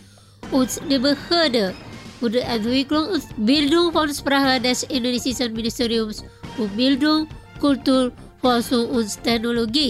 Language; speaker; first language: German; non-native, fluent; Indonesian